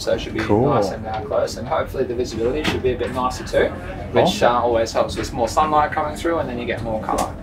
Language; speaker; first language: English; native; English